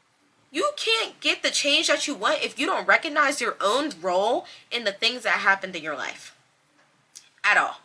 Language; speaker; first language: English; native; English